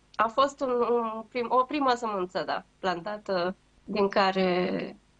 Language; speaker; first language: Romanian; native; Romanian